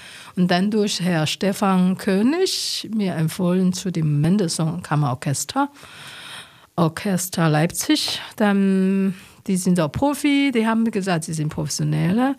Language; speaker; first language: German; non-native, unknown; Chinese